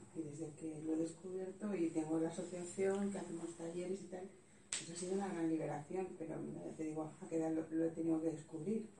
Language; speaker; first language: Spanish; non-native, fluent; Swedish